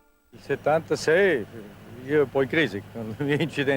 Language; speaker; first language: Italian; non-native, fluent; German